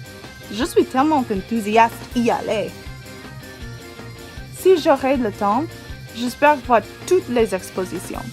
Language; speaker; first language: French; non-native, learner; English